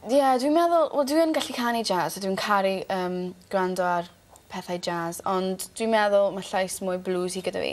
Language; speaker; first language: Welsh; native; Welsh